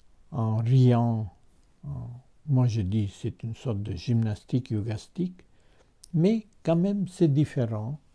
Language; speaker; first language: French; non-native, fluent; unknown